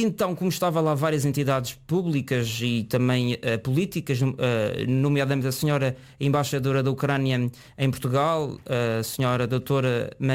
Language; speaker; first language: Portuguese; native; Portuguese